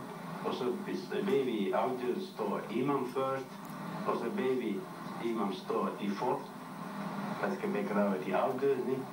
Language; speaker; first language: Danish; non-native, learner; Turkish